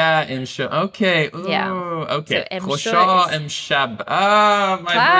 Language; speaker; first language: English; non-native, fluent; Persian